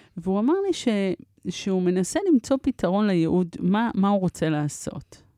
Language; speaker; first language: Hebrew; early bilingual, other home language; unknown